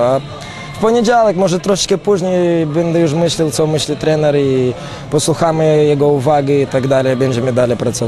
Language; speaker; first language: Polish; non-native, fluent; Romanian